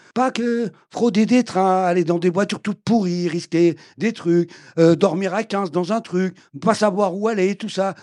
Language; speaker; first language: French; early bilingual, other home language; Arabic